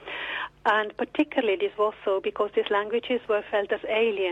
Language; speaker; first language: English; non-native, fluent; German